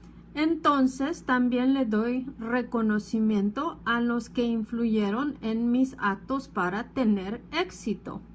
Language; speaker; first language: Spanish; non-native, fluent; English